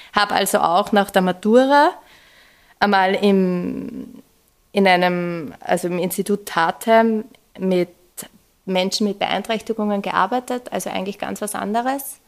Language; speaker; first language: German; native; German